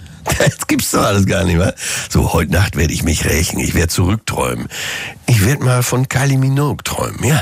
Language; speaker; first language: German; native; German